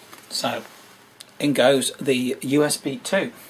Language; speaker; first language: English; native; English